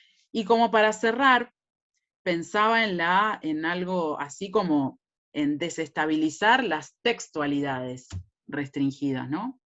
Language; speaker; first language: Spanish; native; Spanish